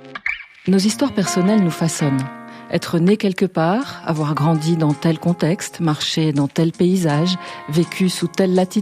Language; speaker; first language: French; native; French